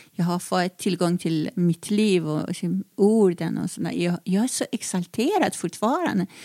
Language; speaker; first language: Swedish; non-native, fluent; Persian